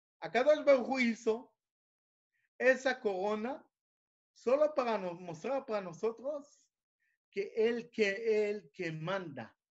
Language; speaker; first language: Spanish; non-native, fluent; Hebrew